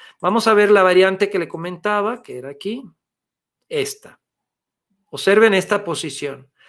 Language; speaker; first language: Spanish; non-native, fluent; Italian